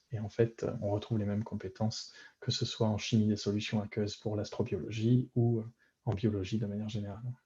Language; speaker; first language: French; native; French